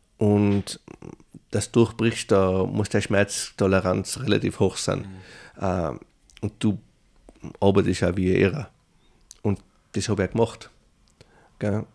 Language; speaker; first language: German; native; German